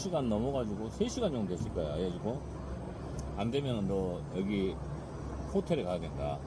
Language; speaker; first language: Korean; native; Korean